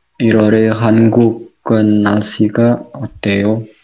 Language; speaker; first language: Korean; non-native, learner; Indonesian